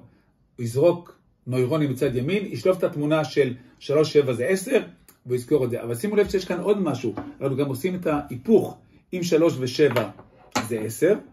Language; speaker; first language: Hebrew; native; Hebrew